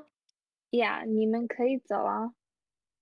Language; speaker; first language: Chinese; early bilingual, heritage; Chinese